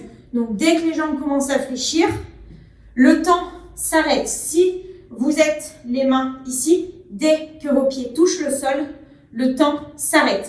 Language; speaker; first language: French; native; French